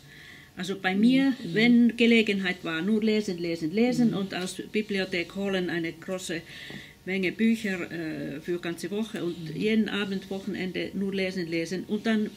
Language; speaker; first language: German; non-native, fluent; Finnish